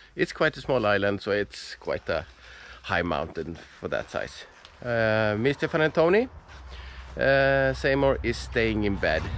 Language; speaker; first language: English; non-native, fluent; Swedish